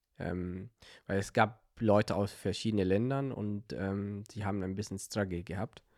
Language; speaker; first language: German; non-native, learner; Arabic